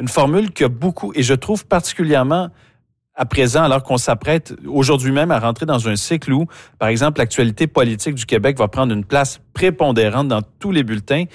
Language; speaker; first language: French; native; French